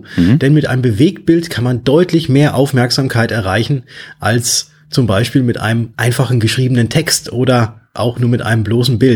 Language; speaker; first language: German; native; German